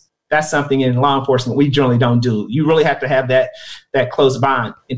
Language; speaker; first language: English; native; English